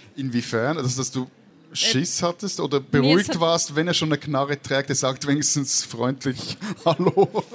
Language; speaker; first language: German; native; German